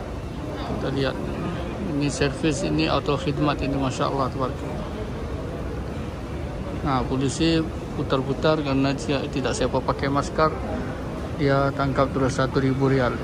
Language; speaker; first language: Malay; early bilingual, heritage; Malay